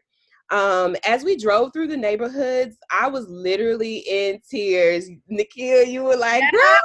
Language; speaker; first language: English; native; English